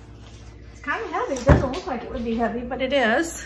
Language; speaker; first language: English; native; English